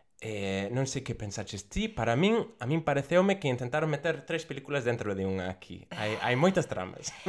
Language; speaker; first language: Galician; non-native, local second language; Spanish